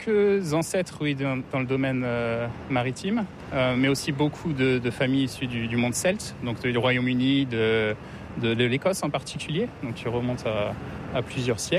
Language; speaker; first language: French; native; French